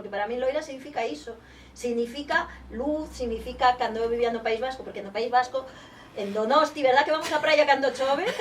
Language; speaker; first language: Galician; non-native, local second language; Spanish